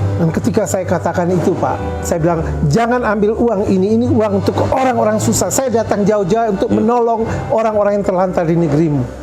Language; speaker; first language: Indonesian; native; Indonesian